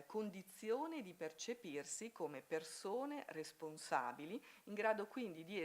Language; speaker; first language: Italian; native; Italian